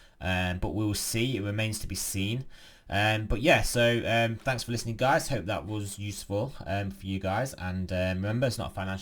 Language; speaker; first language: English; native; English